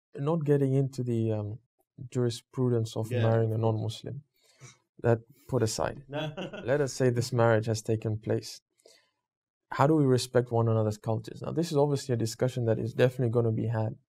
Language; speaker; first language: English; native; English